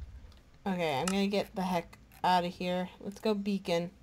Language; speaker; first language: English; native; English